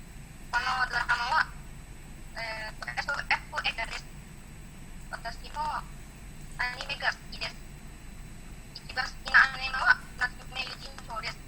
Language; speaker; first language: Japanese; non-native, learner; Indonesian